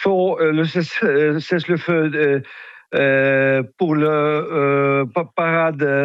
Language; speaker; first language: French; non-native, fluent; Russian